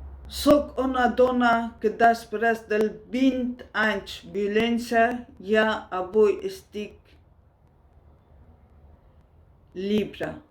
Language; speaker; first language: Catalan; non-native, learner; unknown